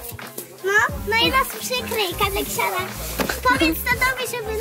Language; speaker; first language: Polish; native; Polish